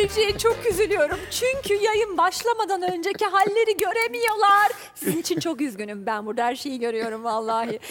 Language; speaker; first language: Turkish; native; Turkish